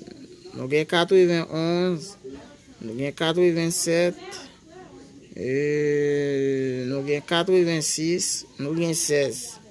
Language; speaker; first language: French; non-native, local second language; Haitian Creole